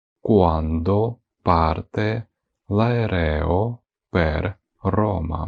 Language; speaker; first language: Italian; non-native, fluent; Ukrainian